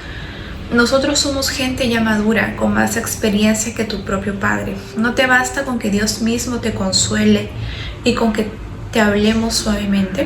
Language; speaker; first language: Spanish; native; Spanish